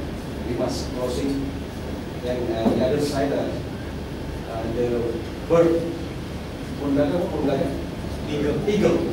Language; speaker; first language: English; non-native, learner; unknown